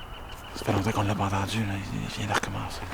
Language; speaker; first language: French; native; French